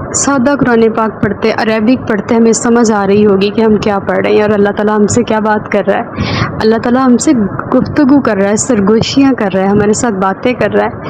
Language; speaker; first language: Urdu; native; Urdu